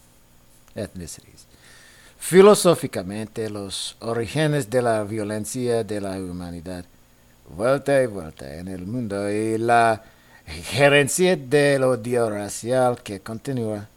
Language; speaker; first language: Spanish; non-native, learner; English